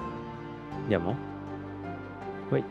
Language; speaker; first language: Italian; non-native, learner; Japanese